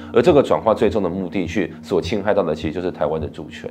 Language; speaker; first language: Chinese; native; Chinese